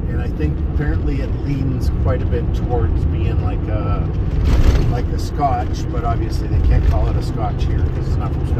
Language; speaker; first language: English; native; English